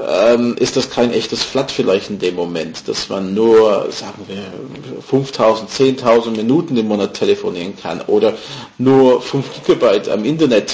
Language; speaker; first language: German; non-native, fluent; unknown